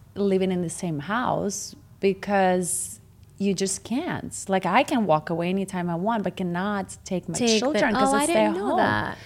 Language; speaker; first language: English; non-native, fluent; Russian